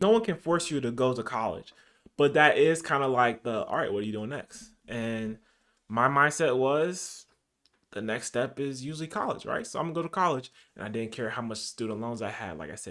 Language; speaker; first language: English; native; English